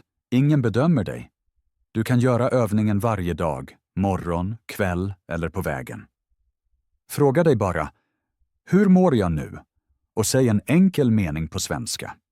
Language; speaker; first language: Swedish; non-native, fluent; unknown